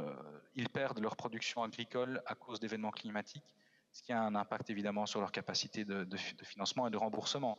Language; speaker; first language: French; native; French